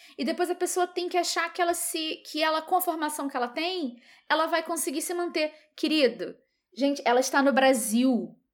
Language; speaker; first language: Portuguese; native; Portuguese